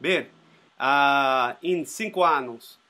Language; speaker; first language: Portuguese; non-native, learner; Spanish